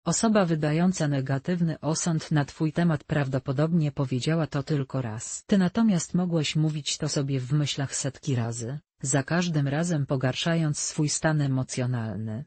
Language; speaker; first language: Polish; native; Polish